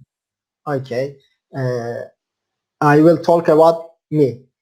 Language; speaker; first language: English; non-native, learner; Turkish